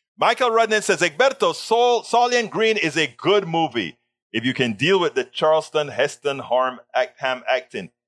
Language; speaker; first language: English; non-native, fluent; Spanish